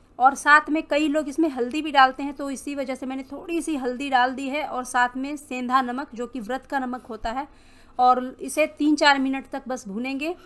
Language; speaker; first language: Hindi; native; Hindi